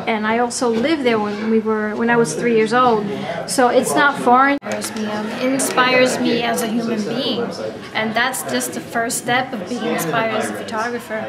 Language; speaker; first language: English; early bilingual, other home language; Spanish